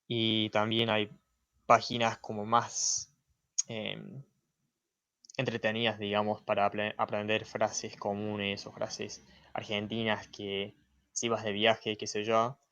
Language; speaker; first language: Spanish; non-native, fluent; English